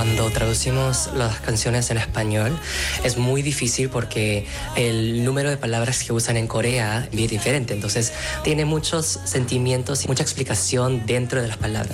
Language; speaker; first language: Spanish; non-native, fluent; Korean